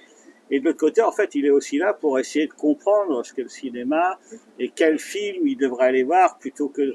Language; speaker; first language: French; native; French